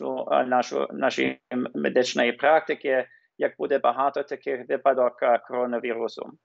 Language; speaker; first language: Ukrainian; early bilingual, heritage; English